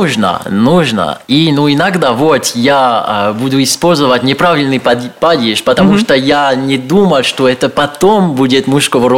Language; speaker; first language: Russian; non-native, learner; French